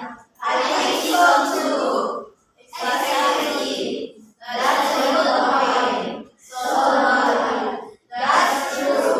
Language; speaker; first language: English; non-native, learner; Indonesian